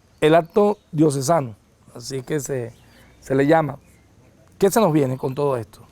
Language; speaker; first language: Spanish; native; Spanish